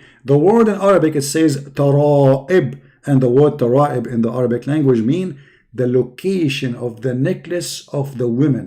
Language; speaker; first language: English; non-native, fluent; Arabic